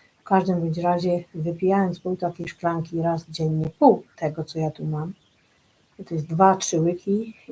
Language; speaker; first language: Polish; native; Polish